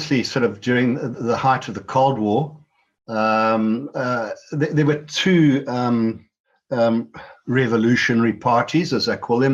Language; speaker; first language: English; native; English